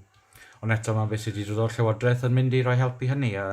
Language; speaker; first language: Welsh; native; Welsh